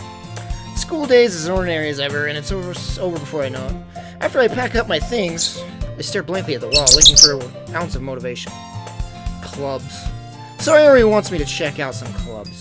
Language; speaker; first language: English; native; English